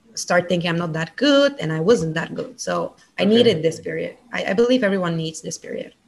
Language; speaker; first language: English; non-native, fluent; Bulgarian